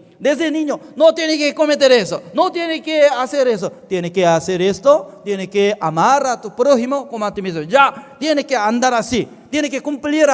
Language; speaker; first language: Spanish; non-native, fluent; Korean